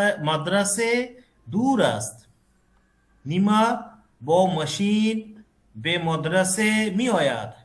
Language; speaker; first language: Persian; non-native, learner; Bangla